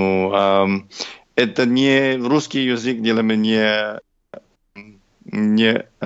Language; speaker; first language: Russian; non-native, learner; English